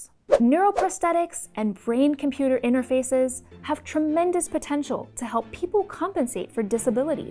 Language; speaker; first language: English; native; English